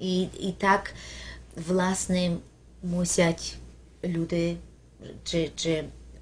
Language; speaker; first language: Ukrainian; early bilingual, heritage; Ukrainian